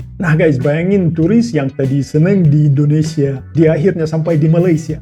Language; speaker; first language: Indonesian; non-native, fluent; Russian